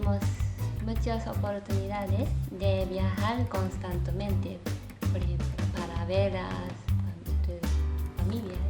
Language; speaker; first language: Spanish; non-native, learner; Japanese